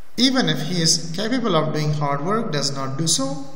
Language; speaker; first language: English; non-native, fluent; Persian